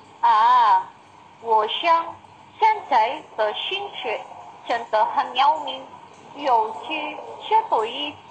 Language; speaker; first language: Chinese; non-native, learner; Indonesian